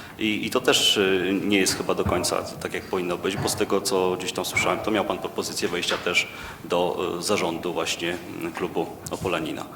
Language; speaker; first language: Polish; native; Polish